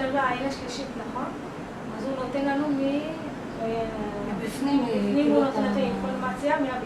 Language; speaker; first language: Hebrew; non-native, fluent; Marathi